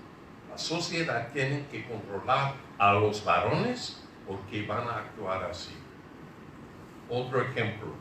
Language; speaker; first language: Spanish; non-native, fluent; English